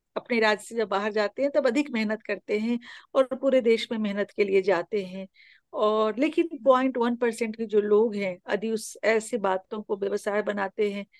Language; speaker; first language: Hindi; native; Hindi